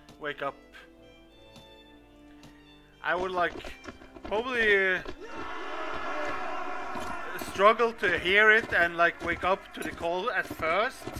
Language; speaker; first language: English; non-native, fluent; Swedish